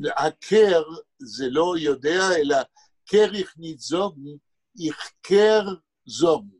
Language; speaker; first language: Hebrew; non-native, fluent; Yiddish